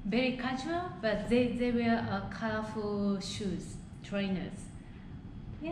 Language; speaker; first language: English; non-native, fluent; Japanese